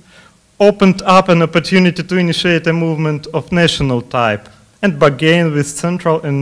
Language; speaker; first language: English; non-native, fluent; Russian